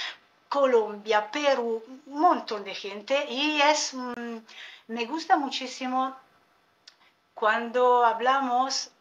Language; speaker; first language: Spanish; non-native, fluent; Italian